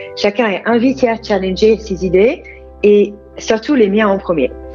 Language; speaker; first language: French; non-native, fluent; English